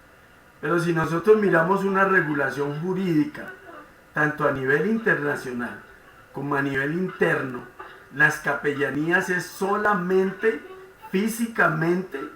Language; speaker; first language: Spanish; native; Spanish